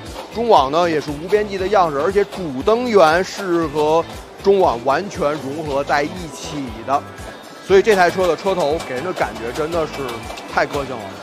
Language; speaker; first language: Chinese; native; Chinese